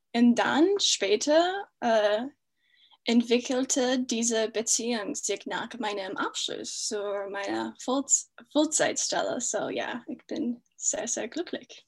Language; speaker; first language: German; non-native, fluent; English